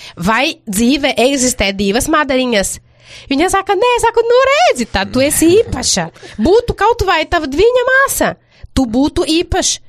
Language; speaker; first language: Latvian; non-native, fluent; Portuguese